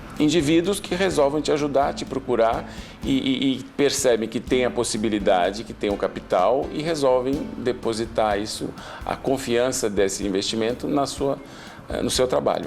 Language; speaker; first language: Portuguese; native; Portuguese